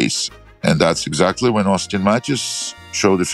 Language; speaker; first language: English; non-native, learner; Ukrainian